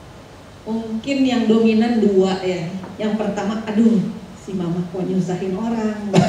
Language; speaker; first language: Indonesian; native; Indonesian